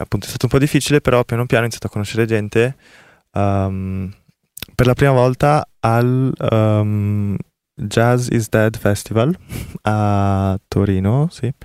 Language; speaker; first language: Italian; early bilingual, other home language; Korean